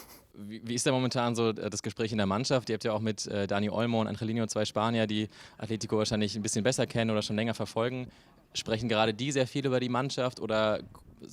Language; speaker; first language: German; native; German